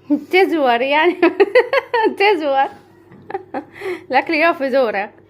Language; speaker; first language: Arabic; native; Arabic